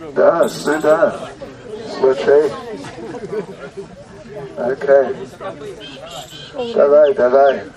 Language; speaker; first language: Russian; non-native, learner; English